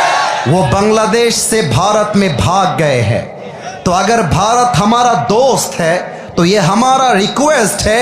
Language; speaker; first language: Hindi; non-native, fluent; Bangla